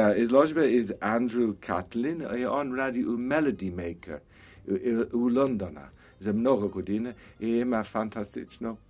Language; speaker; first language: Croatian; non-native, learner; English